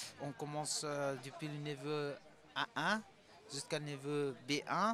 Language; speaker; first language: French; non-native, fluent; Persian